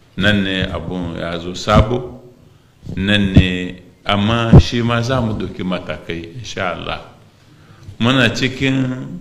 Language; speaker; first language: Hausa; non-native, local second language; Arabic